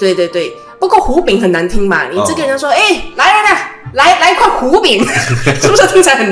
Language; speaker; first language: Chinese; native; Chinese